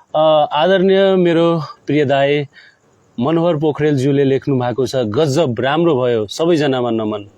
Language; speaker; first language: Nepali; non-native, local second language; Maithili